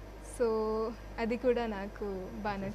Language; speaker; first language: Telugu; non-native, fluent; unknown